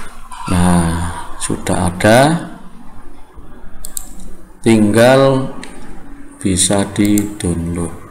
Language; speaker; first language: Indonesian; native; Indonesian